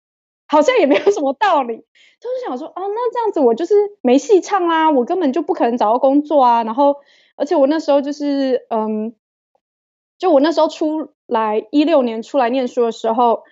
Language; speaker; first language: Chinese; native; Chinese